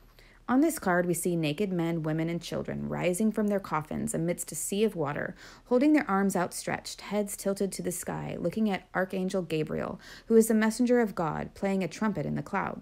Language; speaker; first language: English; native; English